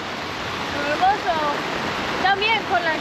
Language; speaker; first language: Spanish; non-native, learner; English